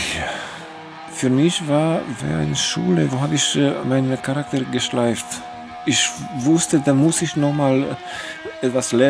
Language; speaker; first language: German; non-native, fluent; Romanian